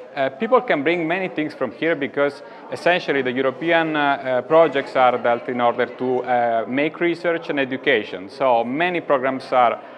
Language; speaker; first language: English; non-native, fluent; Italian